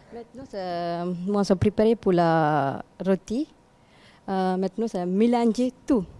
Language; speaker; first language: French; non-native, learner; Tamil